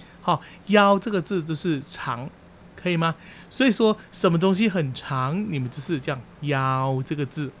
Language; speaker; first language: Chinese; early bilingual, heritage; Chinese